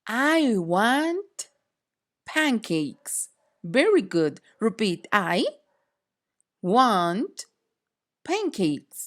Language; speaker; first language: English; non-native, fluent; Spanish